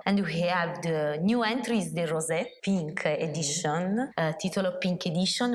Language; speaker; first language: English; non-native, learner; Italian